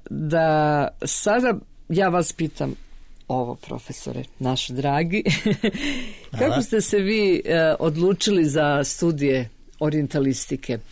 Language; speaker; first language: Serbian; native; Serbian